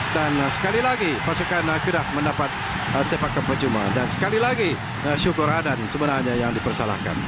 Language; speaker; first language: Malay; native; Malay